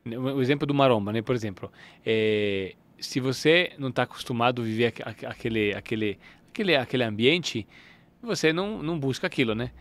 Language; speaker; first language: Portuguese; non-native, fluent; Italian